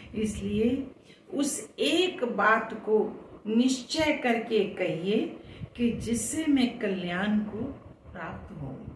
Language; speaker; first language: Hindi; native; Hindi